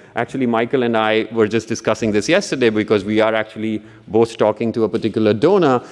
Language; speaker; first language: English; non-native, local second language; Punjabi